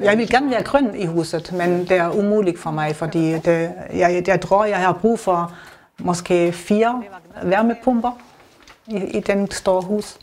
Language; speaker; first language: Danish; non-native, learner; German